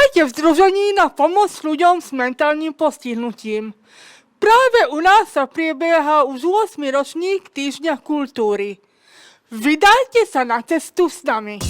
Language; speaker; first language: Slovak; non-native, local second language; Hungarian